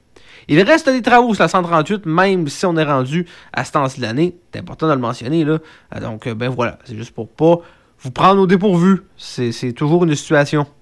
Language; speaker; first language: French; native; French